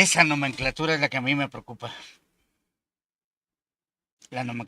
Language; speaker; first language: Spanish; native; Spanish